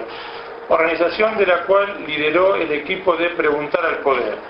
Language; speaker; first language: Spanish; native; Spanish